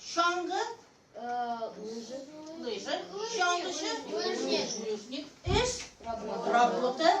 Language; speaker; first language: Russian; non-native, local second language; Tatar